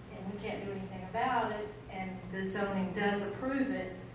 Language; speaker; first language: English; native; English